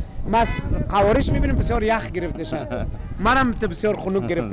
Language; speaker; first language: Persian; native; Persian